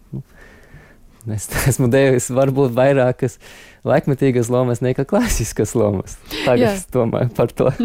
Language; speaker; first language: Latvian; non-native, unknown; English